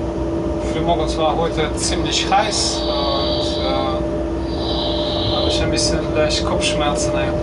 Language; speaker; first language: German; non-native, fluent; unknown